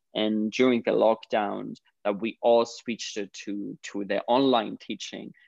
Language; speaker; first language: English; non-native, fluent; Greek